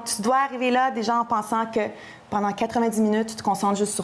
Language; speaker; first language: French; native; French